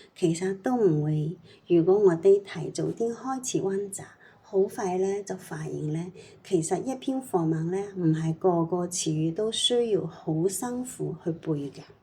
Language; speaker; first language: Cantonese; non-native, fluent; Chinese